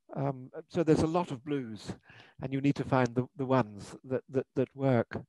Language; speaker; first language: English; native; English